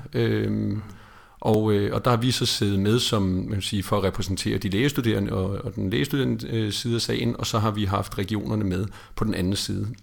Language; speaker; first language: Danish; native; Danish